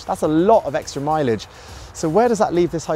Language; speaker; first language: English; native; English